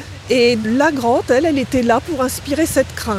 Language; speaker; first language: French; native; French